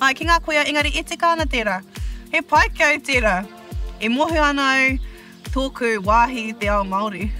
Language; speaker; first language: Māori; non-native, local second language; English